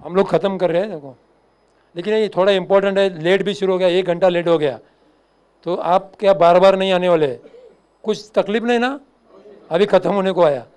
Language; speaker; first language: Hindi; non-native, local second language; Marathi